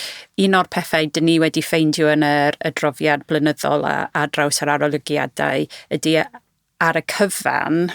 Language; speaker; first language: Welsh; non-native, fluent; English